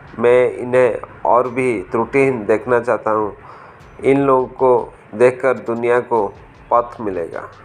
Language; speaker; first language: Hindi; native; Hindi